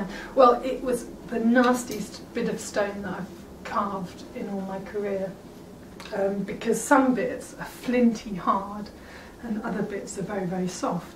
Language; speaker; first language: English; native; English